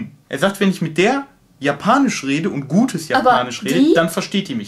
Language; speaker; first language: German; native; German